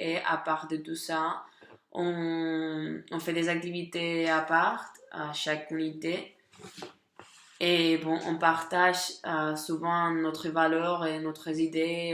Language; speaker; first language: French; non-native, learner; Catalan